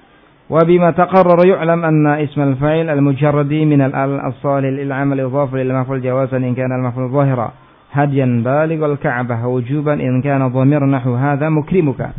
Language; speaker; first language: Arabic; non-native, fluent; Indonesian